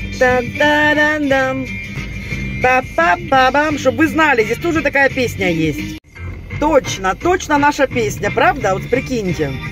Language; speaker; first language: Russian; native; Russian